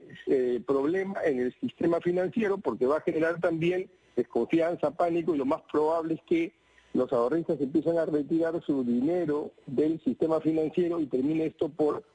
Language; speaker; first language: Spanish; native; Spanish